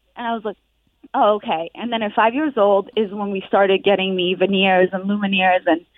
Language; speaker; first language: English; non-native, fluent; Hebrew